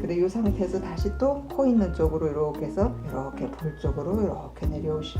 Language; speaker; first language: Korean; native; Korean